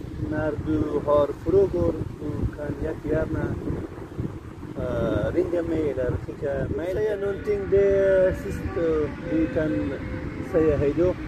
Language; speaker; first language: Swedish; non-native, learner; Persian